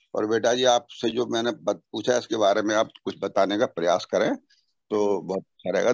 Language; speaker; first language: Hindi; native; Hindi